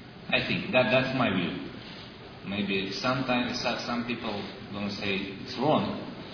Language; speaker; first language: English; non-native, learner; Russian